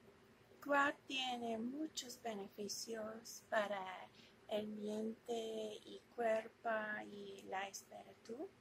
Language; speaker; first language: Spanish; non-native, learner; English